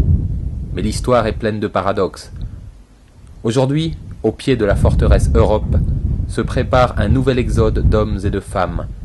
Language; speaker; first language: French; native; French